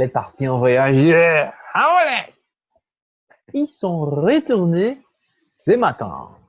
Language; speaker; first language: French; non-native, fluent; Portuguese